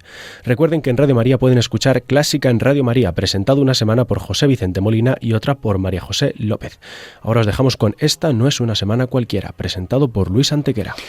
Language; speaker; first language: Spanish; native; Spanish